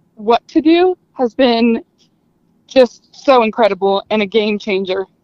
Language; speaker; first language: English; native; English